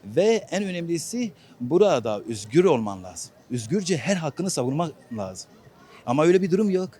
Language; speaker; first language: Turkish; non-native, local second language; Kurdish